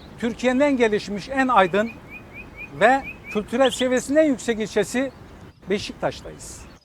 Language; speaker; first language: Turkish; native; Turkish